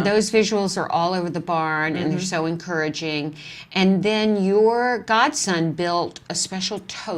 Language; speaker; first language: English; native; English